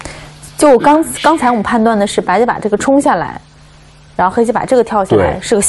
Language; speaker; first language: Chinese; native; Chinese